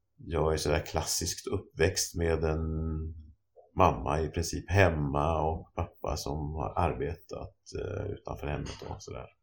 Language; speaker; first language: Swedish; native; Swedish